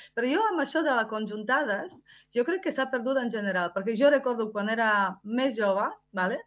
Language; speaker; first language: Catalan; non-native, fluent; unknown